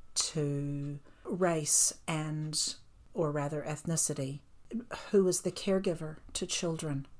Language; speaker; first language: English; native; English